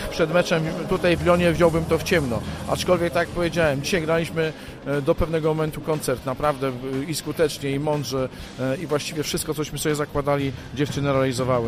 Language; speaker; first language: Polish; native; Polish